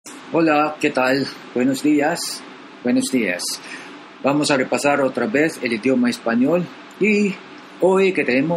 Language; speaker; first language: Spanish; non-native, learner; Filipino